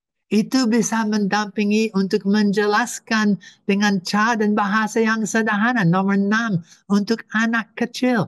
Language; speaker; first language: Indonesian; non-native, fluent; English